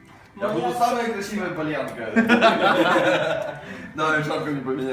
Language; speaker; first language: Russian; native; Russian